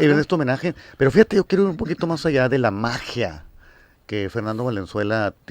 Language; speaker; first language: Spanish; native; Spanish